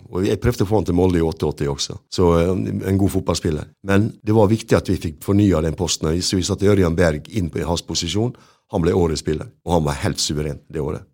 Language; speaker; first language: Norwegian; native; Norwegian